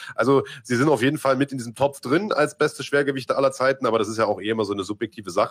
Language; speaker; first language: German; native; German